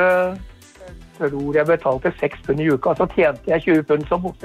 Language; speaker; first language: Norwegian; native; Norwegian